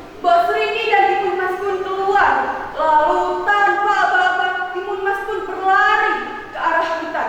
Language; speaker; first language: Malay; non-native, local second language; Javanese